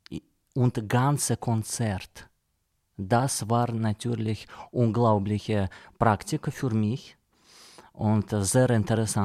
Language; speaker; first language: German; non-native, learner; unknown